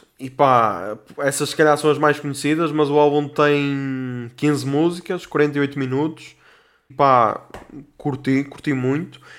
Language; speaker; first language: Portuguese; native; Portuguese